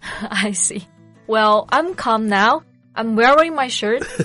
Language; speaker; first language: English; non-native, fluent; Chinese